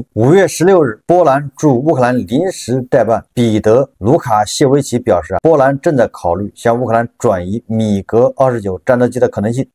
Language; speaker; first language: Chinese; native; Chinese